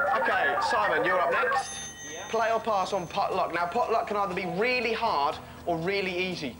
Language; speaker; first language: English; native; English